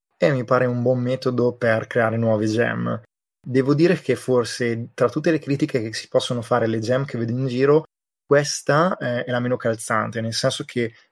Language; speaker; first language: Italian; native; Italian